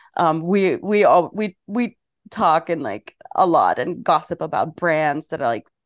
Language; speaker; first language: English; non-native, fluent; German